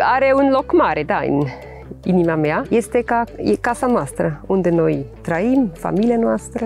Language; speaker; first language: Romanian; non-native, learner; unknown